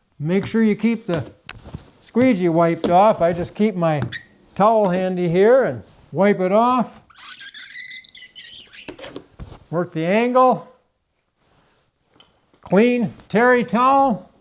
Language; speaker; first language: English; native; English